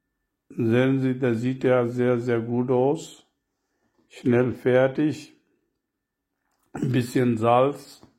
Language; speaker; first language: German; non-native, learner; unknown